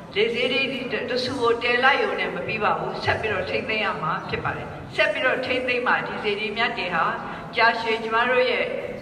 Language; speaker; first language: Burmese; native; Burmese